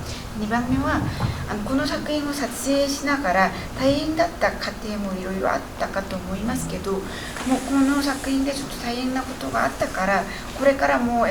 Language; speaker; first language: Japanese; non-native, fluent; Korean